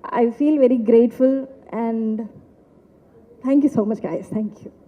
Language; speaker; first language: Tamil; non-native, local second language; Malayalam